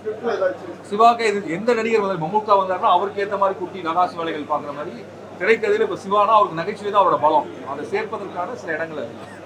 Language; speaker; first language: Tamil; native; Tamil